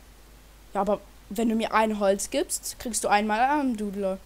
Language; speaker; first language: German; native; German